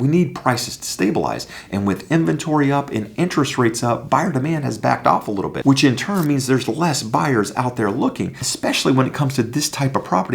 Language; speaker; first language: English; native; English